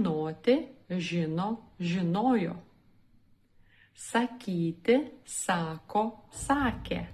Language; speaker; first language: Lithuanian; non-native, learner; Russian